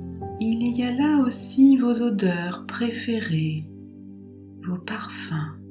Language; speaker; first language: French; native; French